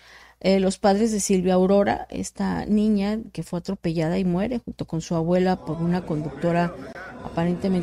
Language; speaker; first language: Spanish; native; Spanish